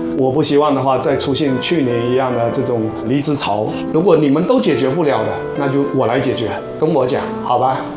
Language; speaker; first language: Chinese; native; Chinese